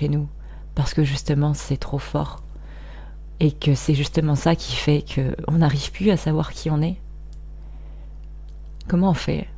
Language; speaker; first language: French; native; French